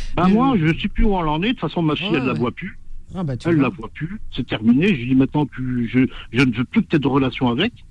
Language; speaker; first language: French; native; French